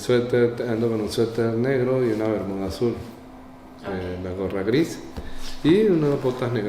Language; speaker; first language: Spanish; native; Spanish